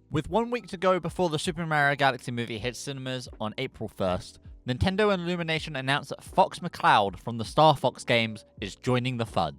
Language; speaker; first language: English; native; English